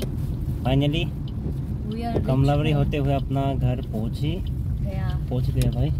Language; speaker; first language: Hindi; non-native, local second language; Assamese